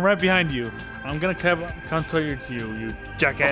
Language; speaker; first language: English; native; English